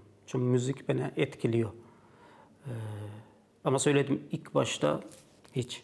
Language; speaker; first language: Turkish; non-native, fluent; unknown